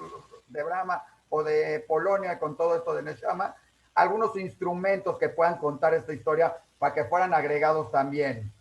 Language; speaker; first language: Spanish; native; Spanish